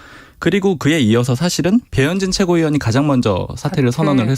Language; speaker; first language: Korean; native; Korean